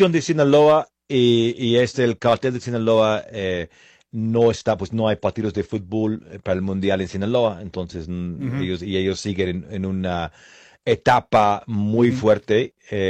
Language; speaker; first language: Spanish; non-native, fluent; English